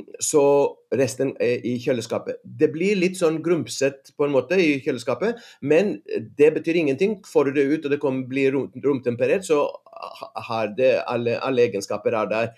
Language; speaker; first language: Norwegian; non-native, fluent; Greek